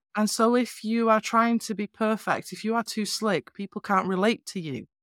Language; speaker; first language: English; native; English